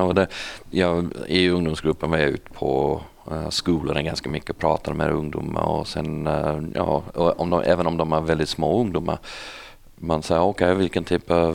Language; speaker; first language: Swedish; non-native, fluent; English